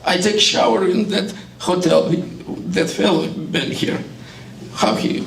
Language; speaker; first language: English; non-native, learner; Estonian